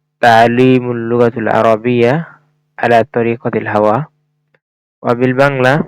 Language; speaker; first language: Arabic; non-native, fluent; Bangla